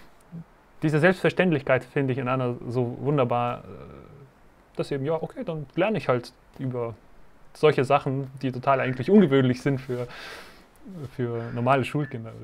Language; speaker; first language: German; native; German